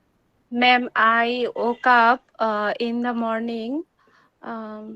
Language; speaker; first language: English; non-native, learner; Bangla